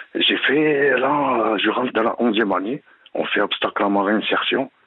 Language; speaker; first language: French; native; French